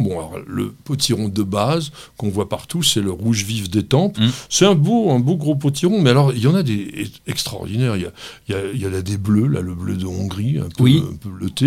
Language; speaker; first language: French; native; French